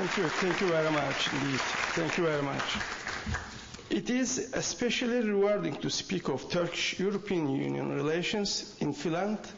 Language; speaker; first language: English; non-native, fluent; Turkish